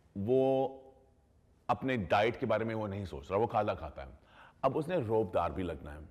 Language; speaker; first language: Urdu; early bilingual, heritage; Urdu